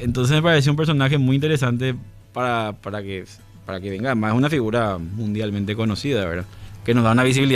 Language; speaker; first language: Spanish; native; Spanish